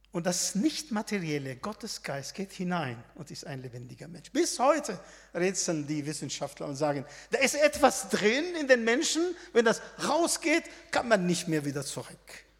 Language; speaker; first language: German; non-native, fluent; Arabic